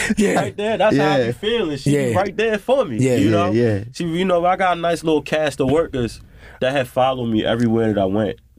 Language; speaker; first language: English; native; English